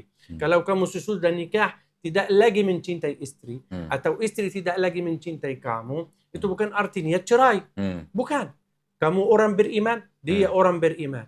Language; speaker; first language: Indonesian; non-native, learner; Arabic